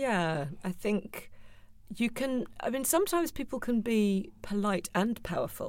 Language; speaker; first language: English; native; English